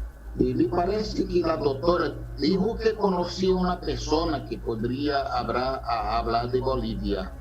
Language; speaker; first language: Spanish; non-native, fluent; Portuguese